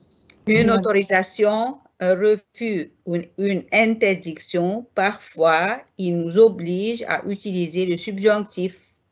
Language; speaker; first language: French; non-native, fluent; Arabic